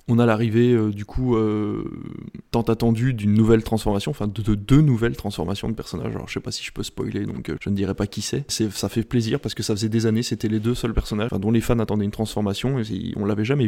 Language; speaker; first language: French; native; French